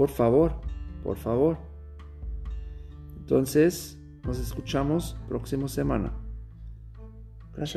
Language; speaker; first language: Spanish; non-native, learner; German